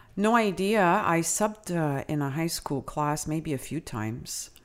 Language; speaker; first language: English; non-native, fluent; Italian